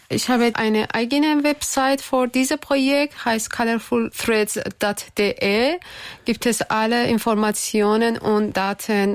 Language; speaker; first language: German; non-native, learner; Persian